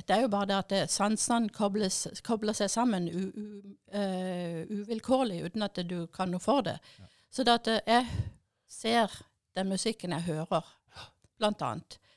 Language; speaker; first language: Norwegian; early bilingual, other home language; German